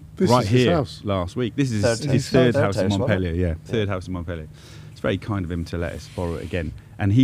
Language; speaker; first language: English; native; English